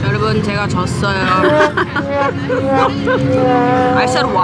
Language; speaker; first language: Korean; early bilingual, heritage; English